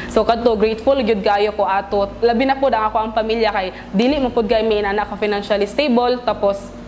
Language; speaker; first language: Cebuano; native; Cebuano